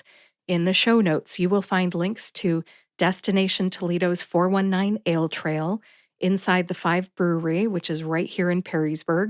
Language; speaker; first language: English; native; English